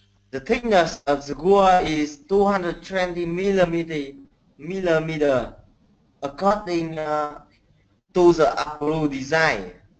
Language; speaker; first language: English; non-native, learner; Vietnamese